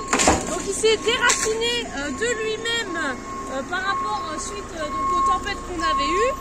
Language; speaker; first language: French; native; French